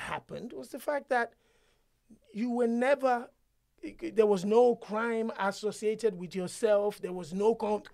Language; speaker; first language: English; non-native, local second language; Yoruba